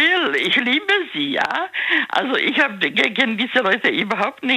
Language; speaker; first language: German; non-native, learner; Czech